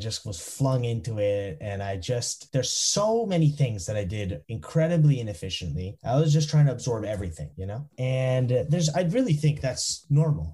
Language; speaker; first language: English; native; English